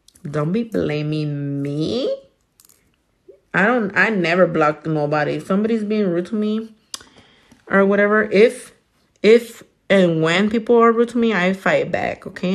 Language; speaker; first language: English; early bilingual, other home language; Spanish